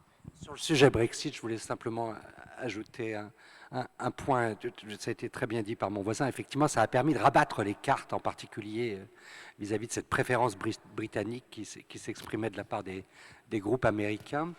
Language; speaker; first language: French; native; French